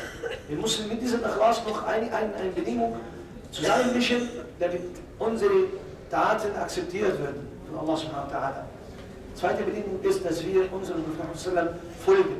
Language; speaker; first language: German; non-native, fluent; Arabic